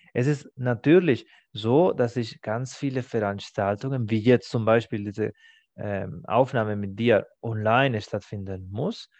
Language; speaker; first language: German; non-native, fluent; Spanish